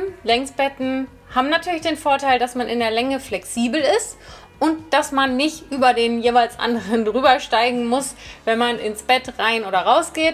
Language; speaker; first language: German; native; German